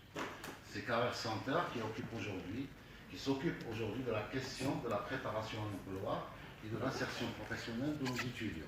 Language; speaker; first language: French; native; French